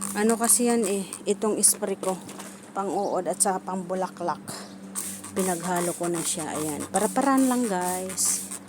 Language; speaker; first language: Filipino; non-native, local second language; Iloko